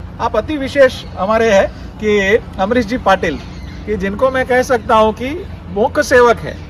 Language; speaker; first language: Hindi; non-native, local second language; Gujarati